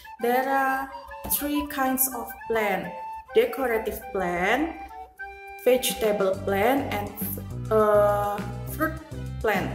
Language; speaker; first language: English; non-native, learner; Indonesian